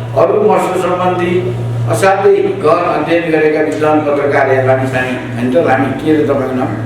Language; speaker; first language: Nepali; native; Nepali